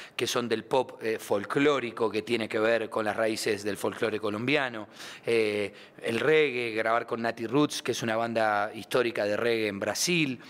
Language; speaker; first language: Spanish; native; Spanish